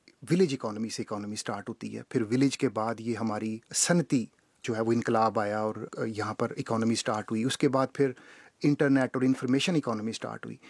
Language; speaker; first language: Urdu; native; Urdu